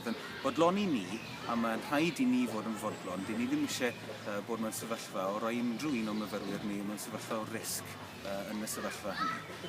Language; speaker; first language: Welsh; native; Welsh